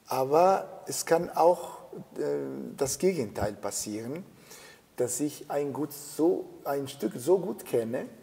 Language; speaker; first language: German; non-native, fluent; Italian